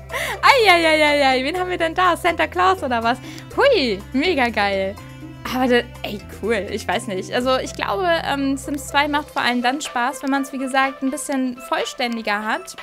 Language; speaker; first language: German; native; German